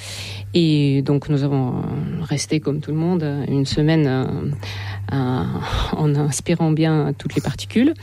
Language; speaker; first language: French; non-native, fluent; Russian